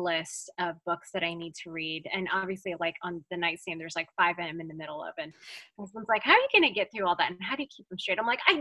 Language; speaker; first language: English; early bilingual, other home language; Filipino